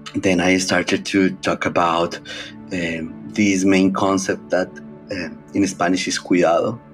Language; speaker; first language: English; non-native, fluent; Spanish